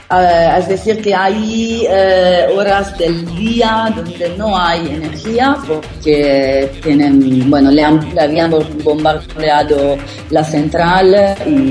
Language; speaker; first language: Spanish; non-native, fluent; Italian